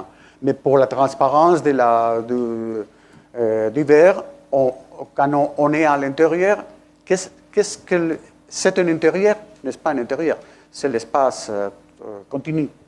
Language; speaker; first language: French; non-native, fluent; Spanish